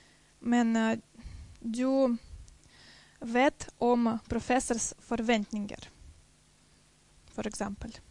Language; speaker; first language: Norwegian; non-native, fluent; Dutch